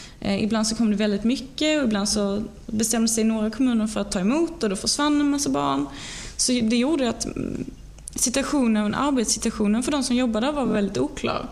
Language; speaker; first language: Swedish; native; Swedish